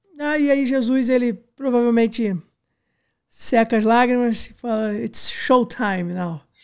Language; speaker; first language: Portuguese; native; Portuguese